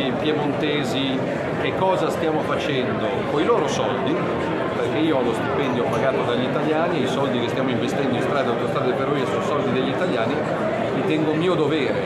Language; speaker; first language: Italian; native; Italian